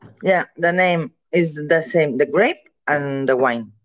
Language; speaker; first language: English; non-native, learner; Catalan